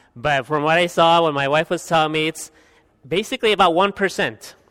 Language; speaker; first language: English; early bilingual, other home language; Spanish